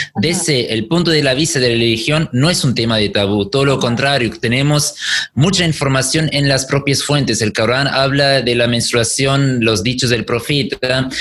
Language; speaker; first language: Spanish; non-native, fluent; German